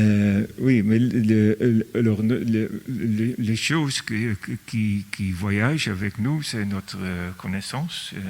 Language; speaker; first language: French; non-native, fluent; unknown